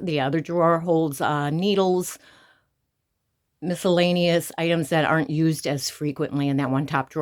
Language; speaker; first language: English; native; English